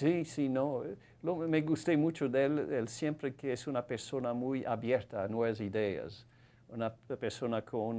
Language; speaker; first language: Spanish; non-native, fluent; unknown